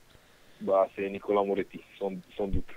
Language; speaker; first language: French; non-native, fluent; Romanian